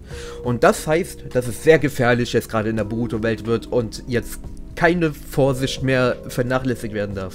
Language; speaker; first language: German; native; German